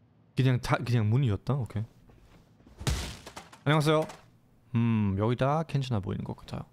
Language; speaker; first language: Korean; non-native, fluent; German